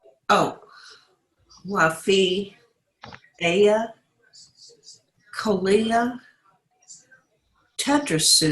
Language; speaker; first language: Arabic; non-native, learner; English